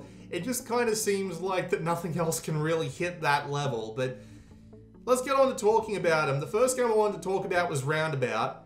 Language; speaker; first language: English; native; English